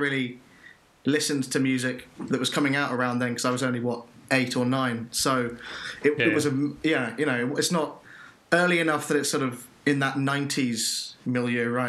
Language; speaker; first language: English; native; English